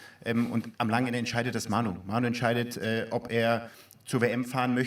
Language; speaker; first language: German; native; German